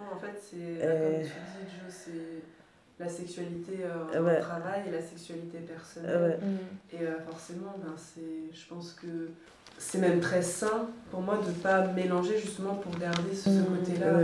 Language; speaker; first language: French; native; French